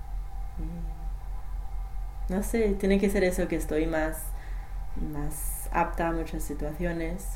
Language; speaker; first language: Spanish; non-native, learner; English